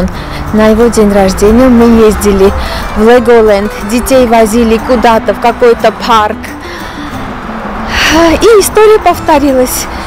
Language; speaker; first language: Russian; non-native, fluent; Armenian